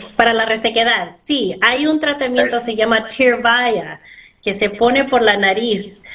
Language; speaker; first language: Spanish; early bilingual, heritage; Spanish